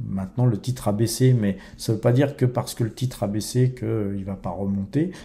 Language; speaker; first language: French; native; French